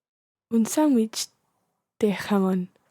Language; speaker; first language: Spanish; non-native, learner; English